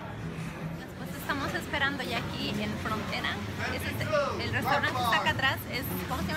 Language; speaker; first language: Spanish; native; Spanish